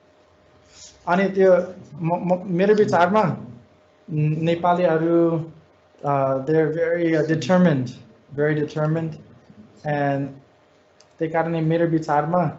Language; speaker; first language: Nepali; non-native, fluent; English